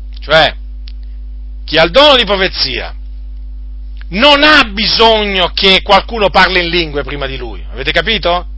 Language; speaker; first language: Italian; native; Italian